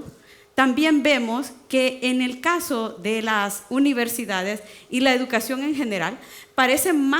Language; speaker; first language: Spanish; native; Spanish